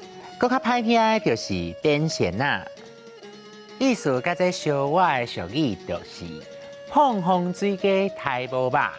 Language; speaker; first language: Chinese; native; Chinese